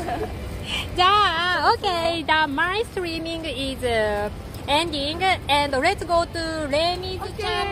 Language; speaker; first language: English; non-native, learner; Japanese